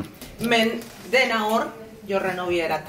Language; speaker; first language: Swedish; non-native, learner; Spanish